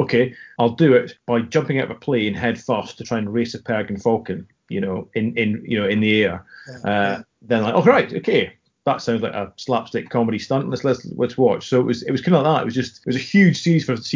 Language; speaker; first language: English; native; English